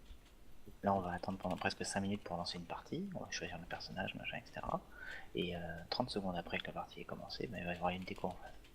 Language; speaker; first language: French; native; French